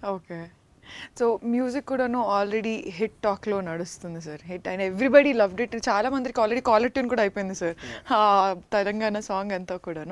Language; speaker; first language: Telugu; native; Telugu